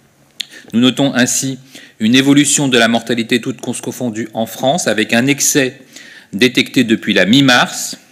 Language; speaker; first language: French; native; French